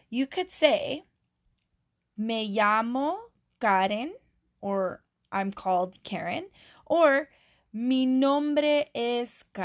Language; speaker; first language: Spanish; non-native, fluent; English